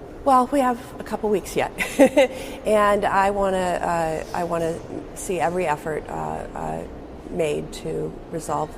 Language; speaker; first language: English; native; English